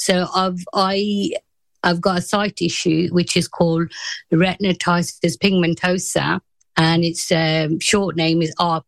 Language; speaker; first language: English; native; English